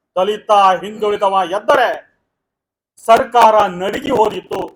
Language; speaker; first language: Kannada; non-native, local second language; Lambadi